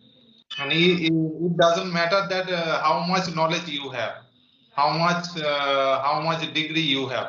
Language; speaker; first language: English; non-native, learner; Bangla